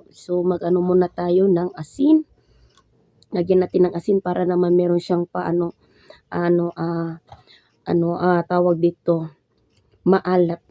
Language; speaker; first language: Filipino; non-native, local second language; Cebuano